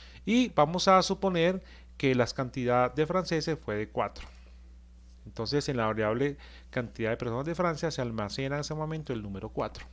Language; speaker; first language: Spanish; native; Spanish